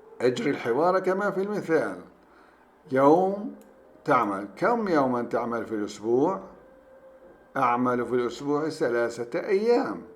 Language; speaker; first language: Arabic; non-native, fluent; Turkish